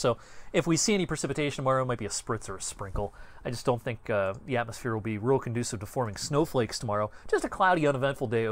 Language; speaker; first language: English; native; English